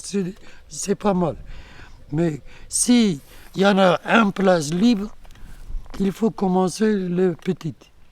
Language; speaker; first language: French; non-native, learner; Kurdish